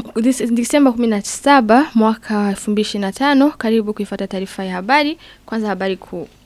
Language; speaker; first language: Swahili; non-native, local second language; Rundi